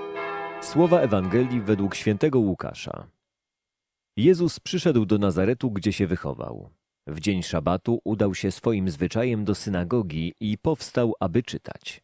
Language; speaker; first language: Polish; native; Polish